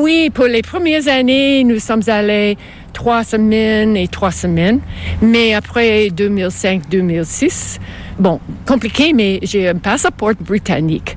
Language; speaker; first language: French; non-native, local second language; English